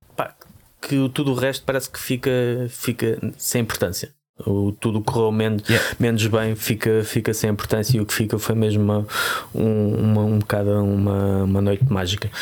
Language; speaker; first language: Portuguese; native; Portuguese